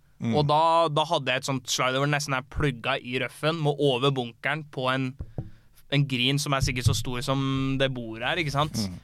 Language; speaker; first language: Norwegian; native; Norwegian